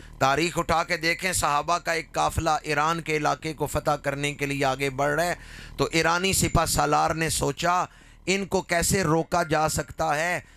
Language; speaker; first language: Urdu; non-native, local second language; Punjabi